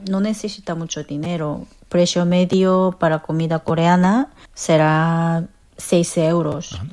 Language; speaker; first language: Spanish; non-native, learner; Korean